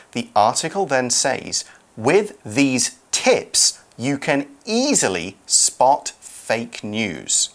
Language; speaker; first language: English; native; English